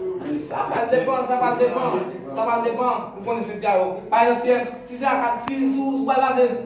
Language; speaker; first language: French; non-native, local second language; Haitian Creole